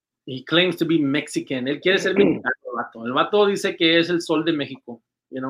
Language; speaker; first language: Spanish; early bilingual, heritage; Spanish